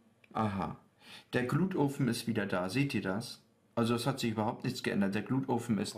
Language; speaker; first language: German; native; German